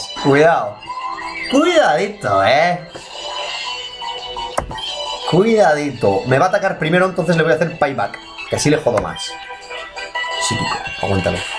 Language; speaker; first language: Spanish; native; Spanish